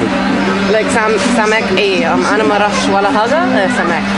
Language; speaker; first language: Arabic; non-native, learner; English